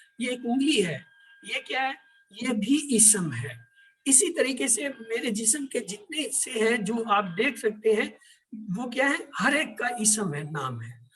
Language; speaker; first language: Urdu; native; Urdu